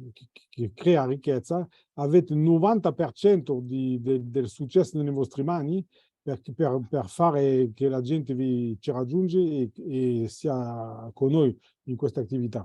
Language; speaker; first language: Italian; non-native, fluent; French